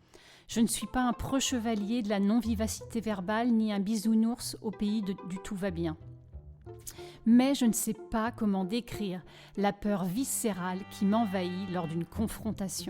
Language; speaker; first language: French; native; French